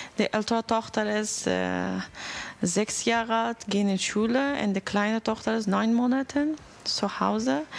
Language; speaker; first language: German; non-native, learner; Persian